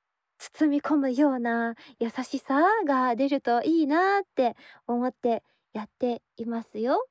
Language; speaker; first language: Japanese; native; Japanese